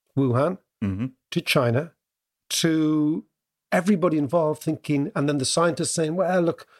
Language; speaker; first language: English; native; English